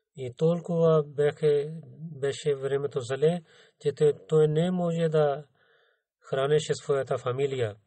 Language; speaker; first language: Bulgarian; non-native, fluent; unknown